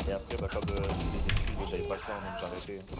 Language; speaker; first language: French; native; French